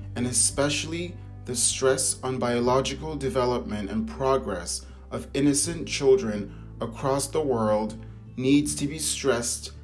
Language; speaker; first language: English; native; English